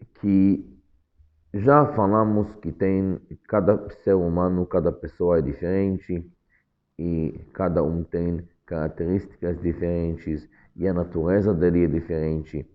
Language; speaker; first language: Portuguese; non-native, fluent; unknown